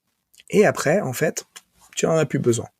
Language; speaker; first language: French; native; French